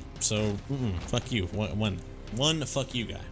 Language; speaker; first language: English; native; English